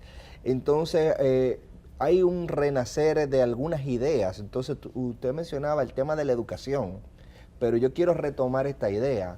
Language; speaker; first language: Spanish; native; Spanish